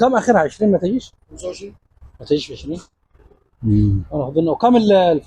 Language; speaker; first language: Arabic; non-native, learner; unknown